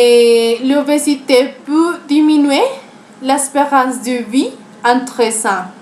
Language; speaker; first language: French; non-native, learner; Spanish